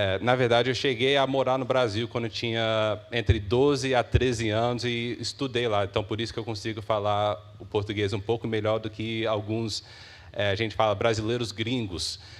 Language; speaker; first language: Portuguese; early bilingual, heritage; English